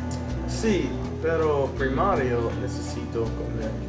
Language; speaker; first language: Spanish; non-native, learner; English